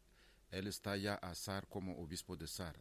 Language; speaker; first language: Spanish; non-native, fluent; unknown